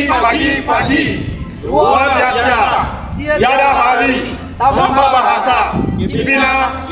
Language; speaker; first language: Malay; non-native, learner; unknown